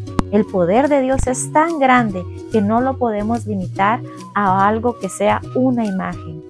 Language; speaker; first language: Spanish; native; Spanish